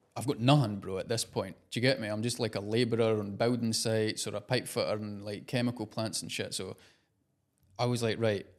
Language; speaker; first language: English; native; English